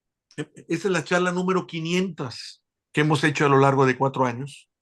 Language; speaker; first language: Spanish; native; Spanish